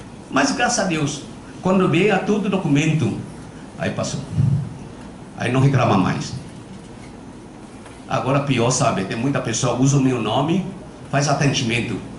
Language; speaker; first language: Portuguese; non-native, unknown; Chinese